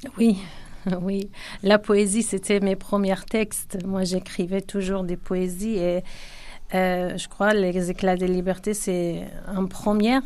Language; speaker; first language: French; non-native, fluent; Kurdish